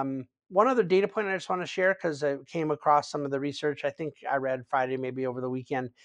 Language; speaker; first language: English; native; English